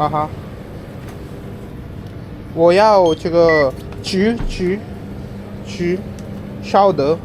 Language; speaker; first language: Chinese; non-native, learner; Hindi